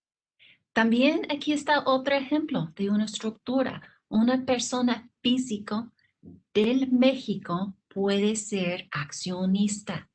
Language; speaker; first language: Spanish; non-native, fluent; English